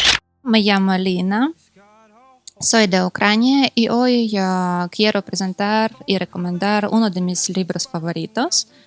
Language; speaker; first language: Spanish; non-native, fluent; Ukrainian